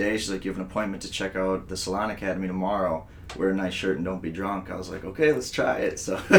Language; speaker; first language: English; native; English